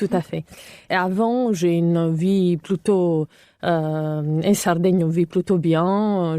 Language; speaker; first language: French; non-native, fluent; Italian